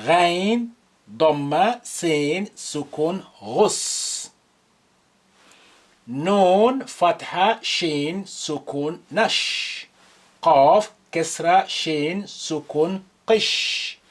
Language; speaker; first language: Arabic; non-native, fluent; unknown